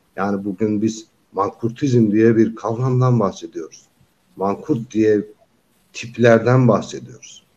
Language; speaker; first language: Turkish; non-native, local second language; Kyrgyz